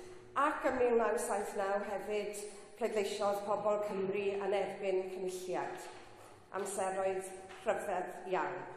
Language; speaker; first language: Welsh; non-native, local second language; English